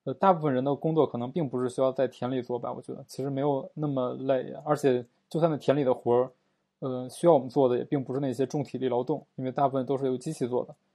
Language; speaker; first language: Chinese; native; Chinese